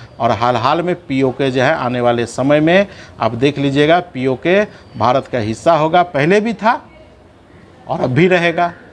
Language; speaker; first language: Hindi; native; Hindi